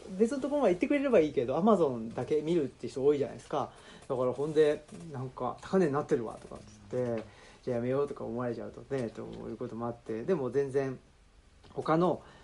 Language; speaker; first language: Japanese; native; Japanese